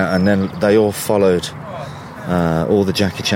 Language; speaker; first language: English; native; English